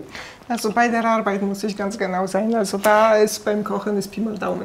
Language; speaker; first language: German; non-native, fluent; Polish